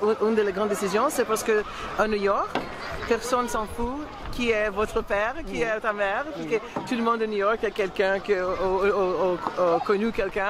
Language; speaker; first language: French; non-native, learner; Portuguese